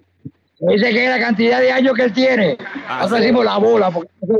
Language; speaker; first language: Spanish; native; Spanish